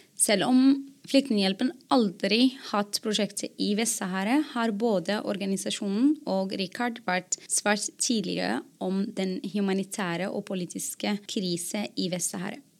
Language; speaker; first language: Norwegian; non-native, fluent; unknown